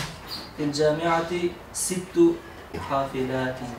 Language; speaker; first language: Arabic; non-native, learner; Uzbek